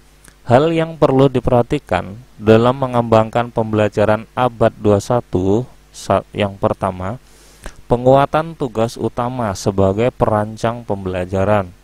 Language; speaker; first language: Indonesian; native; Indonesian